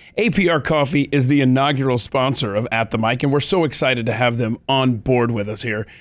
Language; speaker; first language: English; native; English